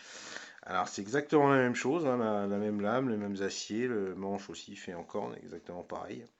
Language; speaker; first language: French; native; French